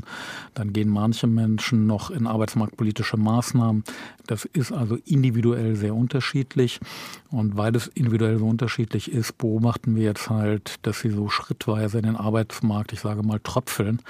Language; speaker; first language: German; native; German